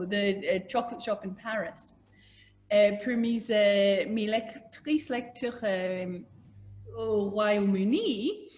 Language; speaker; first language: French; non-native, learner; English